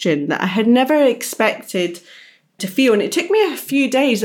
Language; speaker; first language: English; native; English